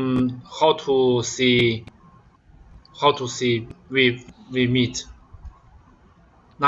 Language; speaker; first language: English; non-native, learner; Vietnamese